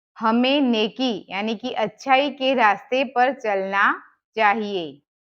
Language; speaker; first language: Hindi; non-native, local second language; Gujarati